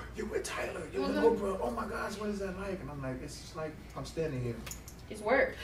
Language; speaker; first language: English; native; English